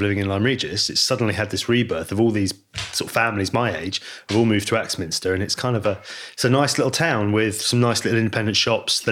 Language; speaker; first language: English; native; English